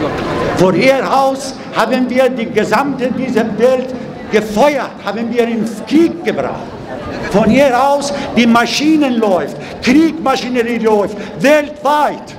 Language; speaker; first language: German; non-native, learner; Persian